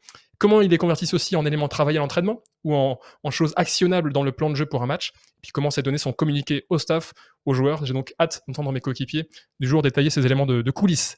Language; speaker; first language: French; native; French